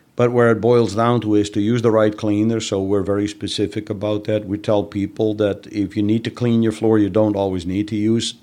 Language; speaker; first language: English; non-native, fluent; Dutch